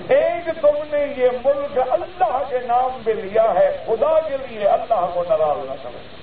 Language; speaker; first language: Urdu; early bilingual, heritage; Urdu